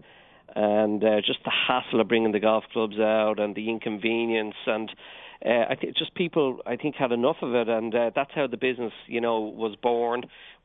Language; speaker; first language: English; native; English